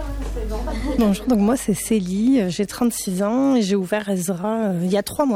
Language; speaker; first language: French; native; French